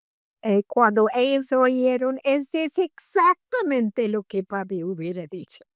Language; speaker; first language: Spanish; non-native, fluent; English